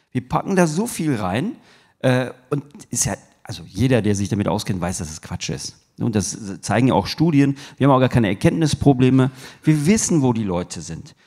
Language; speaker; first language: German; early bilingual, other home language; Turkish